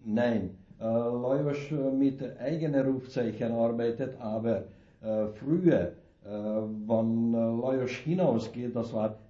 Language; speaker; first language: German; non-native, learner; Hungarian